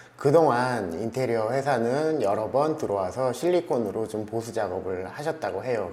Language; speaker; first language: Korean; native; Korean